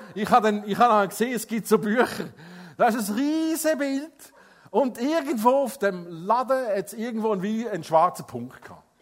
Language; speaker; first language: German; non-native, fluent; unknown